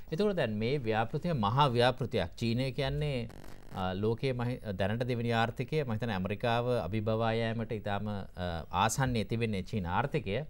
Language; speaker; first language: Sinhala; native; Sinhala